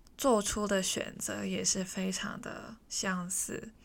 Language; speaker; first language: Chinese; non-native, local second language; Cantonese